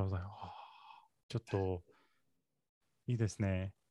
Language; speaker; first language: Japanese; non-native, learner; English